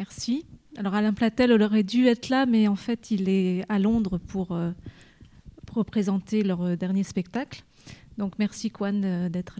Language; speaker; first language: French; native; French